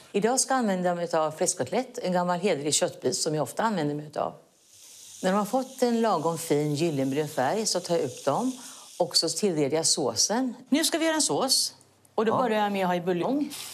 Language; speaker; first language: Swedish; native; Swedish